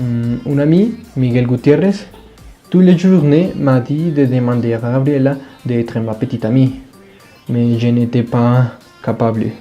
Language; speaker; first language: French; non-native, learner; Spanish